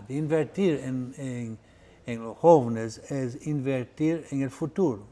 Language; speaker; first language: Spanish; non-native, fluent; Portuguese